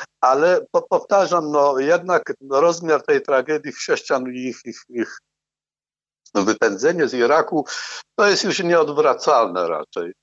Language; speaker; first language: Polish; non-native, fluent; Arabic